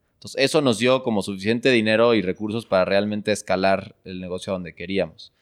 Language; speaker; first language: Spanish; native; Spanish